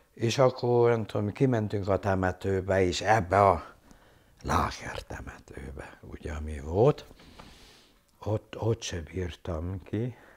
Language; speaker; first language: Hungarian; non-native, local second language; German